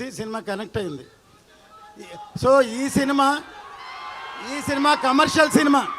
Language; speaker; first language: Telugu; native; Telugu